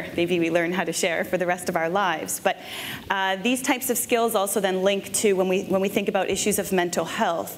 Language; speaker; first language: English; native; English